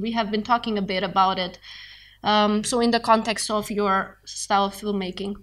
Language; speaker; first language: English; non-native, fluent; Macedonian